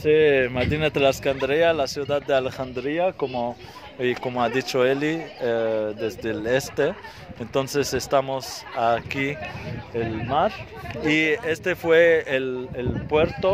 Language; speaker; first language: Spanish; non-native, fluent; Arabic